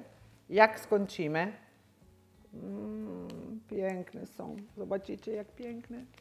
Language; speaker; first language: Polish; non-native, learner; Italian